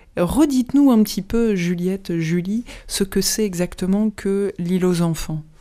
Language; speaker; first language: French; native; French